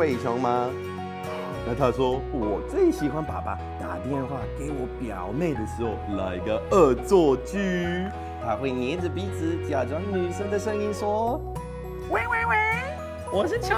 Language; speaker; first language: Chinese; non-native, fluent; Swedish